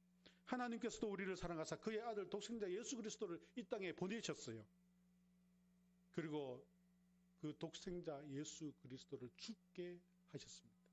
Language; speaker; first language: Korean; native; Korean